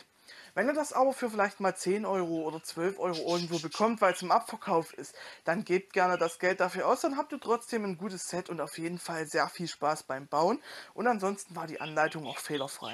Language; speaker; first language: German; native; German